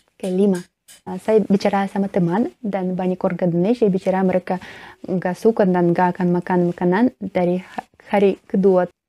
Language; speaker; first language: Indonesian; non-native, learner; Russian